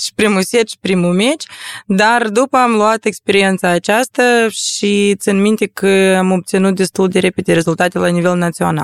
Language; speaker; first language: Romanian; non-native, local second language; Russian